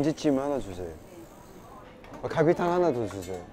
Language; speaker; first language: Korean; non-native, fluent; Cantonese